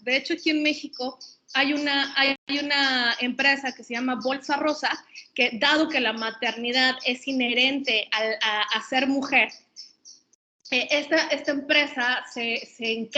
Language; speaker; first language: Spanish; native; Spanish